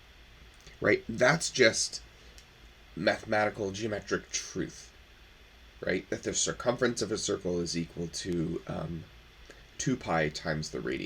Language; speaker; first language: English; native; English